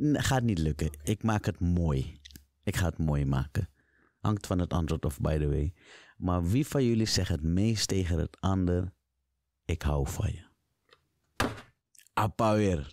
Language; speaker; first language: Dutch; native; Dutch